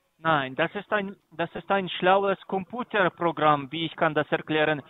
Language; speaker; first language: German; non-native, learner; Greek